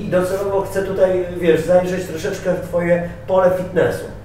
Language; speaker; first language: Polish; native; Polish